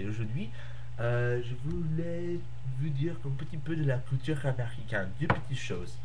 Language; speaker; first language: French; non-native, learner; English